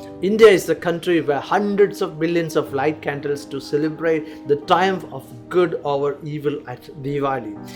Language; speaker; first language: English; non-native, local second language; Malayalam